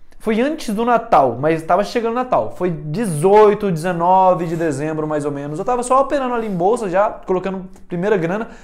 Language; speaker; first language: Portuguese; early bilingual, heritage; Portuguese